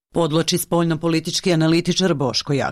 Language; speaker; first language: Serbian; native; Serbian